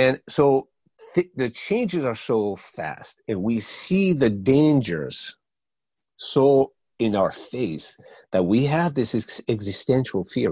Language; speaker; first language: English; non-native, fluent; Spanish